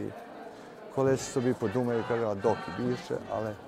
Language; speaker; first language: Ukrainian; early bilingual, heritage; Ukrainian